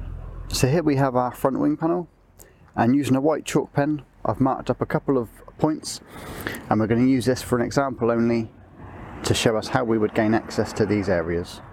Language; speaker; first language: English; native; English